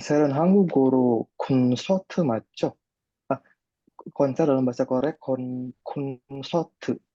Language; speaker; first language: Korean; non-native, learner; Indonesian